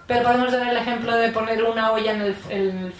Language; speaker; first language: Spanish; native; Spanish